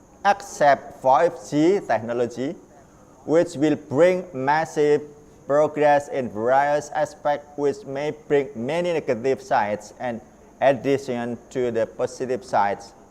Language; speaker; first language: English; non-native, learner; Indonesian